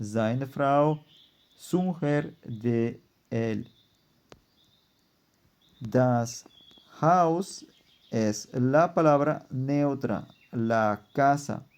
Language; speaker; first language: Spanish; non-native, fluent; German